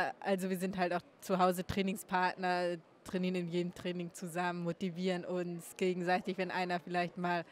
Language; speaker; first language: German; native; German